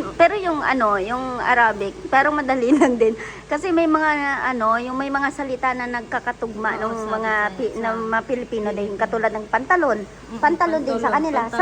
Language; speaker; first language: Filipino; non-native, local second language; Hiligaynon